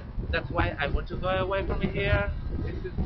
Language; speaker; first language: English; non-native, learner; Spanish